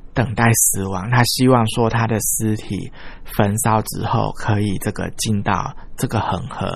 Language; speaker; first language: Chinese; early bilingual, heritage; Chinese